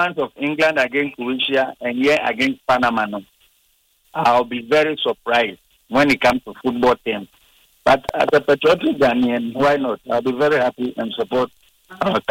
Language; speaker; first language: English; non-native, local second language; Akan